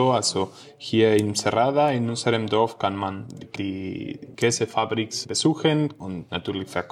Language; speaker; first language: German; non-native, learner; Spanish